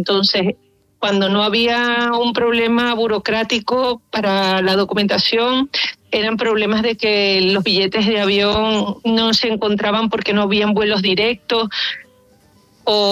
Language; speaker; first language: Spanish; native; Spanish